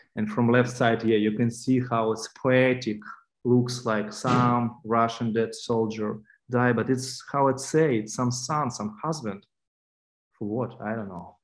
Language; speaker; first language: English; non-native, fluent; Ukrainian